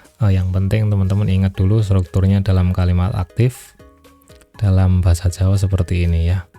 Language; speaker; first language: Indonesian; non-native, local second language; Javanese